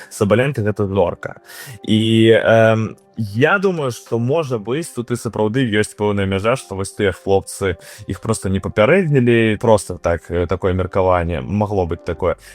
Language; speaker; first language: Belarusian; non-native, local second language; Russian